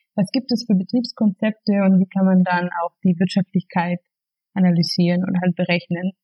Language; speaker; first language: German; non-native, fluent; Spanish